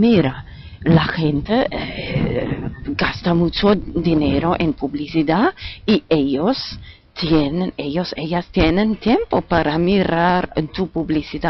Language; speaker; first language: Spanish; non-native, fluent; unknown